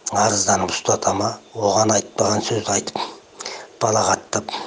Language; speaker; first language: Kazakh; native; Kazakh